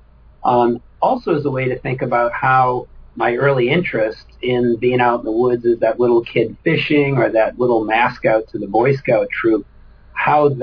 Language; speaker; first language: English; native; English